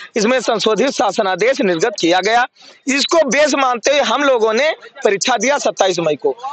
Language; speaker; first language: Hindi; native; Hindi